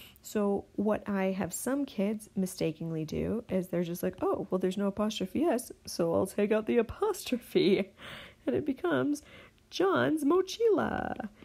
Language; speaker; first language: English; native; English